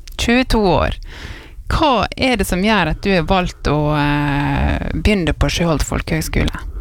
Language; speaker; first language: Norwegian; native; Norwegian